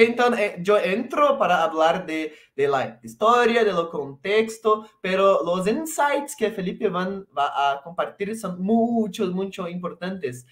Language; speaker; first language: Spanish; non-native, local second language; Portuguese